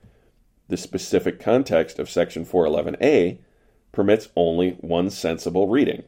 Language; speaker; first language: English; native; English